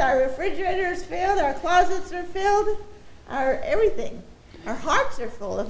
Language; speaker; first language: English; native; English